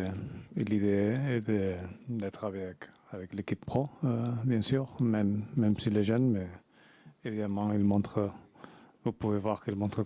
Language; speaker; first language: French; non-native, fluent; Spanish